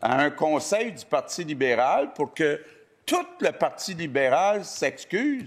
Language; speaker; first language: French; native; French